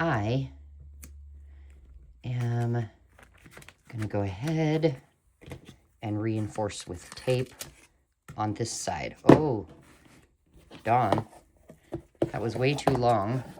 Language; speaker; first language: English; native; English